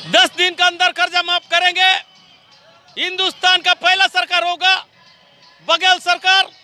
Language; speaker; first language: Hindi; native; Hindi